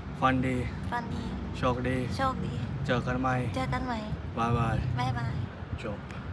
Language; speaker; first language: Thai; non-native, learner; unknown